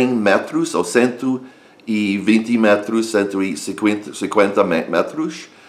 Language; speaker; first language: Portuguese; non-native, fluent; English